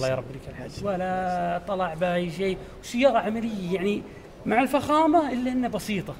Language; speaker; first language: Arabic; native; Arabic